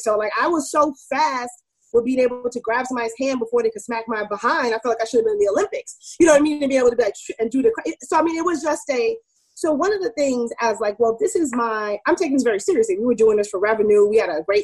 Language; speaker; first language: English; native; English